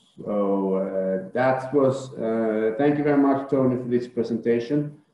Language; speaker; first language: English; non-native, fluent; Swedish